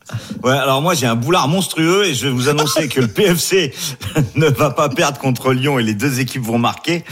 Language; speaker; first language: French; native; French